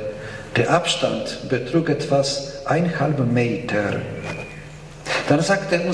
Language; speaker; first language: German; non-native, fluent; Polish